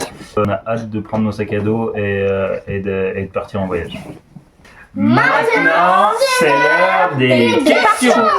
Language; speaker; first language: French; native; French